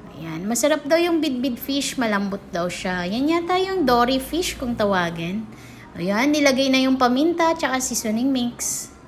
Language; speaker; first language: Filipino; non-native, local second language; Cebuano